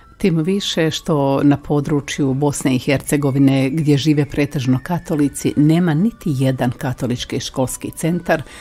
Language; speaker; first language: Croatian; native; Croatian